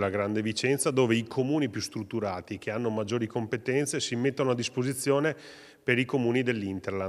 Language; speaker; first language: Italian; native; Italian